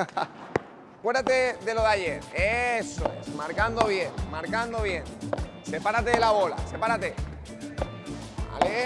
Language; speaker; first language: Spanish; native; Spanish